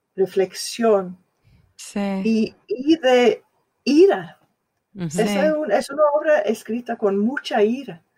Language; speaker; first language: Spanish; non-native, fluent; English